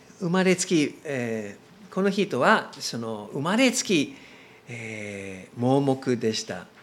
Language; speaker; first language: Japanese; non-native, learner; English